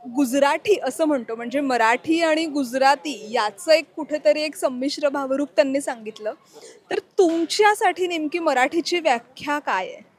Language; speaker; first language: Marathi; native; Marathi